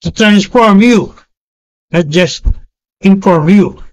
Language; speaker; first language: English; non-native, local second language; Filipino